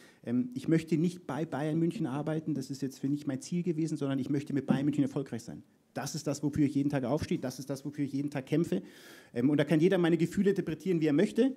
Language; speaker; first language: German; native; German